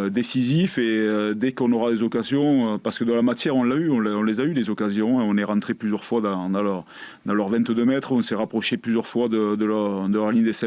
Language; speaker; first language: French; native; French